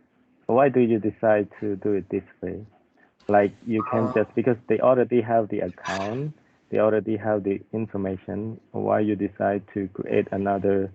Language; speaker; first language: English; non-native, fluent; Khmer